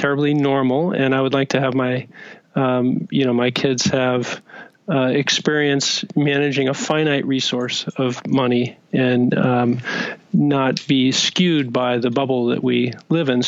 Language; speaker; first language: English; native; English